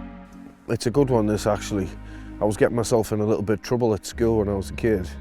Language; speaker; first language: English; native; English